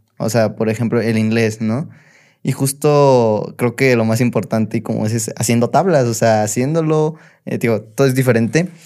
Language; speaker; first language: Spanish; native; Spanish